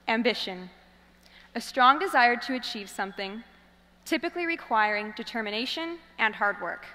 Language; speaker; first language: English; native; English